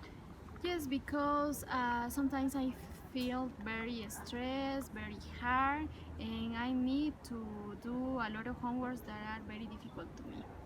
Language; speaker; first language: English; non-native, learner; Spanish